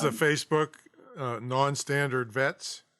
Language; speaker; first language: English; native; English